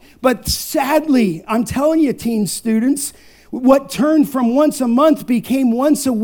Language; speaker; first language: English; native; English